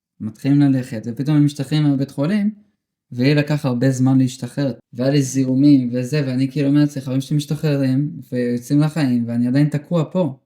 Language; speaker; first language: Hebrew; early bilingual, other home language; Russian